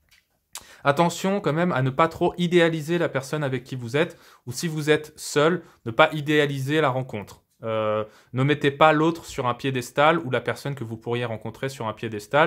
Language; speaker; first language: French; native; French